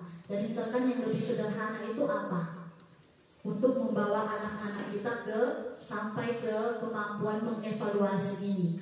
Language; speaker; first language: Indonesian; native; Indonesian